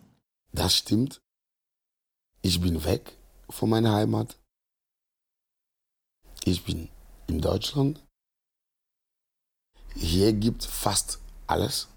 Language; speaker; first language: German; non-native, learner; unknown